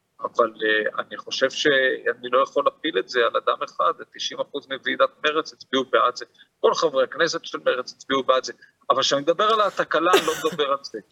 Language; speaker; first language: Hebrew; native; Hebrew